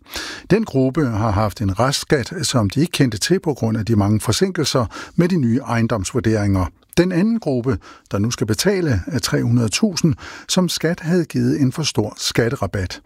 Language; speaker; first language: Danish; native; Danish